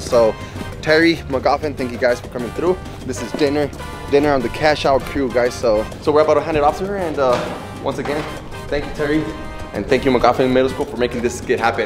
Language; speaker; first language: English; native; English